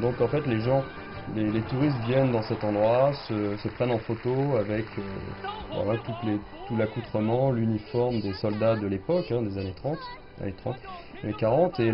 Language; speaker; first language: French; native; French